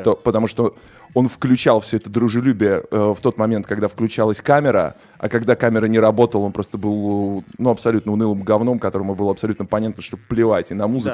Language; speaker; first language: Russian; native; Russian